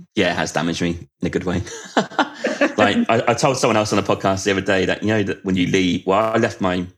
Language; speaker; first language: English; native; English